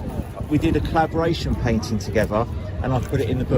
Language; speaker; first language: English; native; English